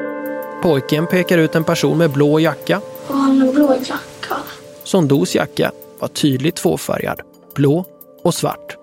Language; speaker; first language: Swedish; native; Swedish